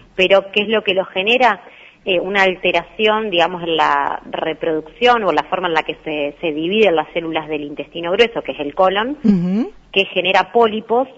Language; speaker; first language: Spanish; native; Spanish